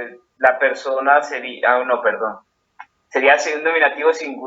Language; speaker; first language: Spanish; native; Spanish